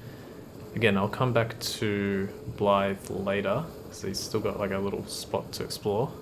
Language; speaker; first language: English; native; English